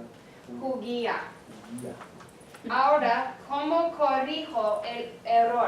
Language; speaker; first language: Spanish; non-native, fluent; English